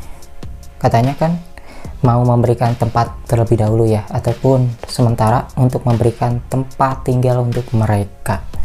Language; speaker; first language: Indonesian; native; Indonesian